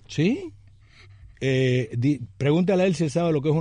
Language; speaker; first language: Spanish; native; Spanish